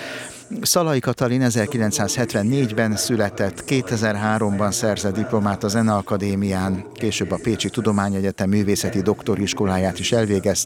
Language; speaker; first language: Hungarian; native; Hungarian